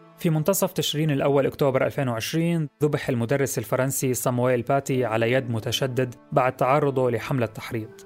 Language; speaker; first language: Arabic; native; Arabic